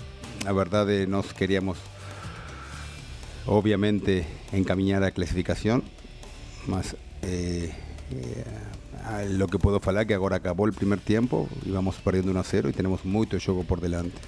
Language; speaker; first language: Portuguese; non-native, fluent; Spanish